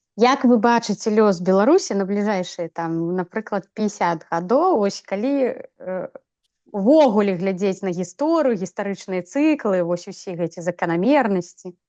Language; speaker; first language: Belarusian; non-native, local second language; Russian